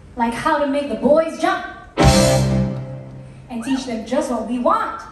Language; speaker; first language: English; non-native, local second language; Filipino